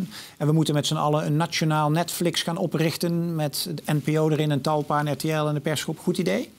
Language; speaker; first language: Dutch; native; Dutch